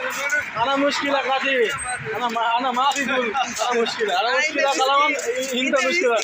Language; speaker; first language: Arabic; non-native, learner; Bangla